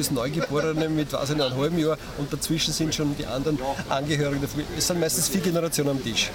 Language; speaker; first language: German; native; German